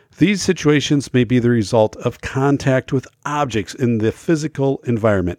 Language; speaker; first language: English; native; English